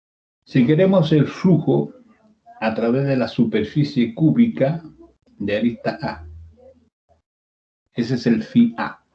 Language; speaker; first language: Spanish; native; Spanish